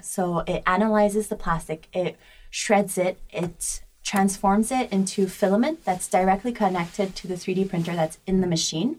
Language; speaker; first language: English; native; English